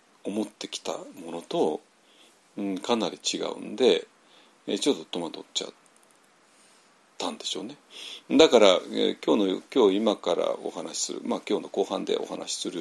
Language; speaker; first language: Japanese; native; Japanese